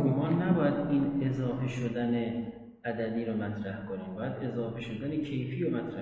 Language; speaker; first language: Persian; native; Persian